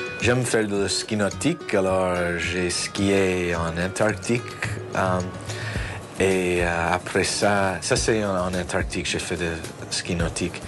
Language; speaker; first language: French; non-native, learner; English